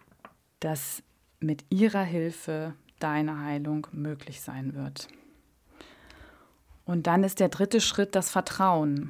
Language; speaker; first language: German; native; German